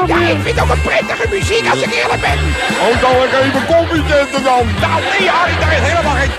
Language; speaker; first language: Dutch; native; Dutch